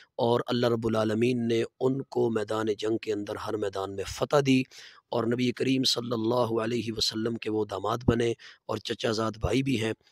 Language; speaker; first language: Urdu; non-native, local second language; Punjabi